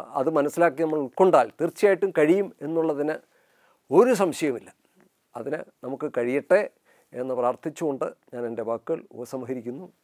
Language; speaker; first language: Malayalam; native; Malayalam